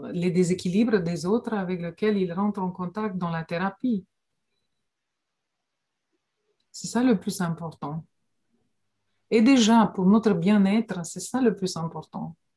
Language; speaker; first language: French; non-native, fluent; Romanian